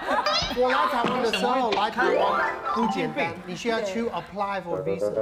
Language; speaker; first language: Chinese; non-native, fluent; English